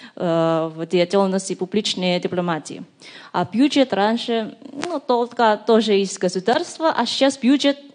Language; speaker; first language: Russian; non-native, learner; Indonesian